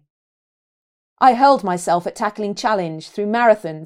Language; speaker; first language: English; native; English